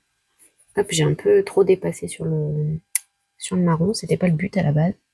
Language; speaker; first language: French; native; French